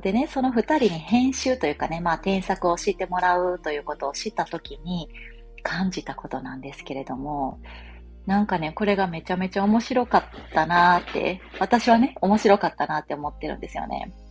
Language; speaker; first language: Japanese; native; Japanese